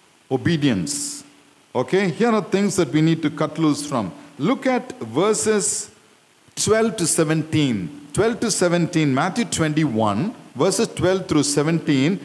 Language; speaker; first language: English; non-native, local second language; Tamil